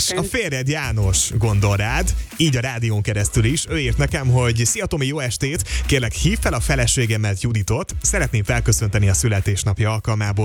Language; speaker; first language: Hungarian; native; Hungarian